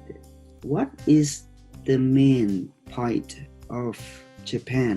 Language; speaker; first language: English; non-native, fluent; Lao